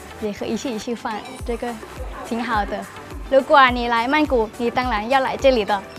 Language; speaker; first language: Chinese; non-native, learner; Thai